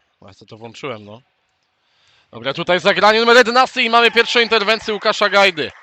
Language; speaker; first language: Polish; native; Polish